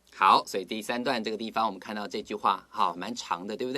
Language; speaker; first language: Chinese; native; Chinese